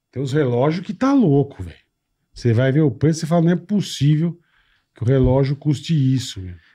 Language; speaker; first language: Portuguese; native; Portuguese